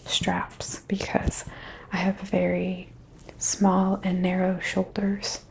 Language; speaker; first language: English; native; English